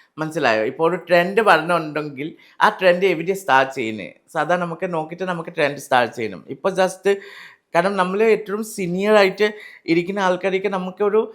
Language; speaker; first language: Malayalam; non-native, learner; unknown